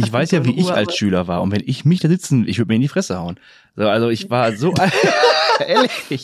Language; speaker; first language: German; native; German